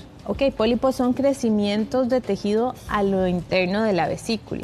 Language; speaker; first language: Spanish; native; Spanish